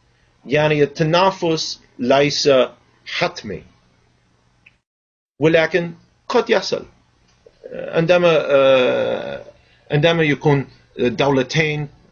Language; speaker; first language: Arabic; non-native, fluent; English